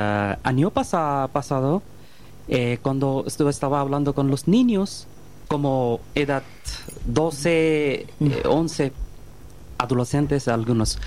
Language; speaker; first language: Spanish; non-native, learner; Bangla